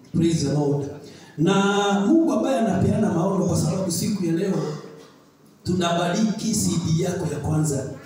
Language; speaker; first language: Swahili; non-native, local second language; Kikuyu